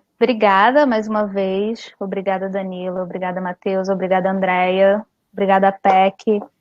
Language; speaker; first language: Portuguese; native; Portuguese